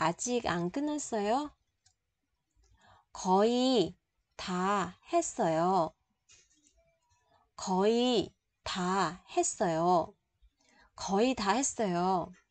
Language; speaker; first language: Korean; non-native, fluent; Vietnamese